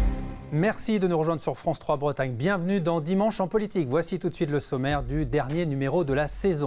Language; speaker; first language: French; native; French